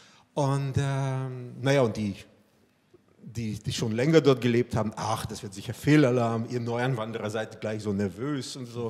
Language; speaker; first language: German; non-native, fluent; Russian